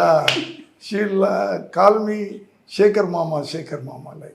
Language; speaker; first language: Telugu; non-native, learner; Tamil